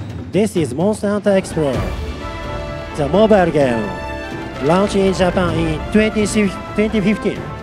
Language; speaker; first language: English; non-native, learner; Japanese